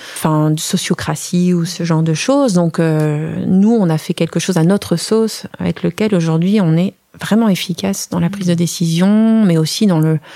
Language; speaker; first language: French; native; French